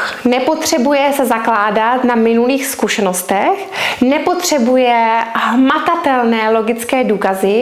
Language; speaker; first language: Czech; native; Czech